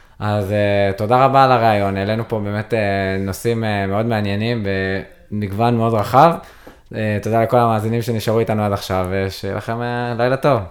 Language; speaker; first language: Hebrew; native; Hebrew